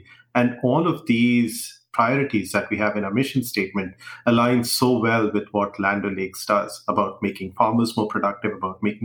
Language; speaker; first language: English; non-native, local second language; Hindi